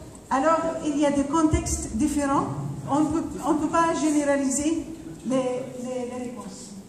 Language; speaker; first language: French; non-native, fluent; Arabic